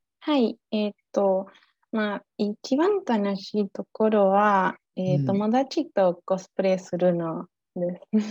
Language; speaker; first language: Japanese; non-native, learner; Spanish